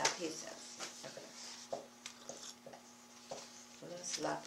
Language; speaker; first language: Spanish; non-native, learner; English